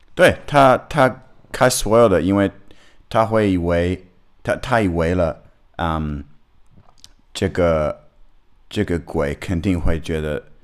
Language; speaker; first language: Chinese; non-native, learner; English